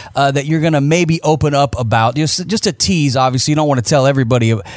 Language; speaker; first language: English; native; English